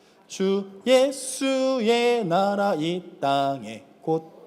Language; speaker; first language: Korean; native; Korean